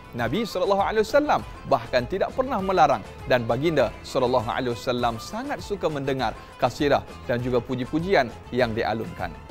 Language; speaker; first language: Malay; native; Malay